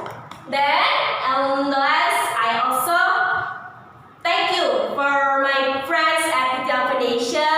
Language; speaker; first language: English; non-native, learner; Indonesian